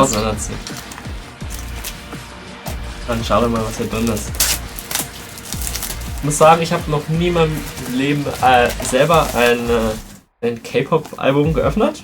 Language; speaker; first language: German; native; German